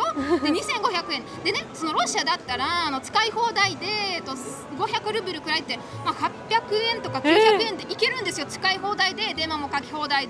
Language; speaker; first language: Japanese; non-native, fluent; Russian